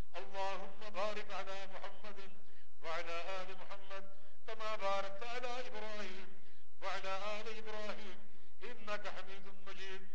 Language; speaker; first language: Urdu; native; Urdu